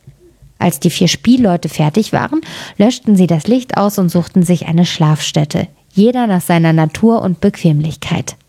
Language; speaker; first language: German; native; German